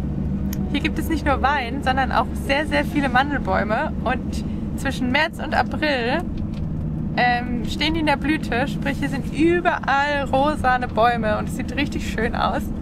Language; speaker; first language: German; native; German